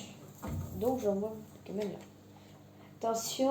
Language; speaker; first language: French; native; French